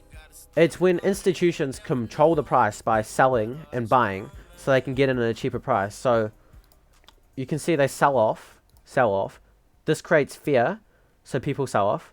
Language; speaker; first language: English; native; English